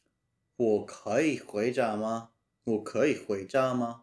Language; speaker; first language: Chinese; non-native, learner; English